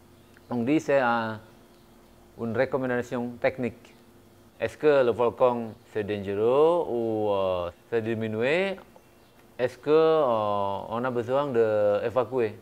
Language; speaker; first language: French; non-native, fluent; Indonesian